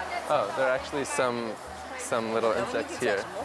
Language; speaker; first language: English; native; English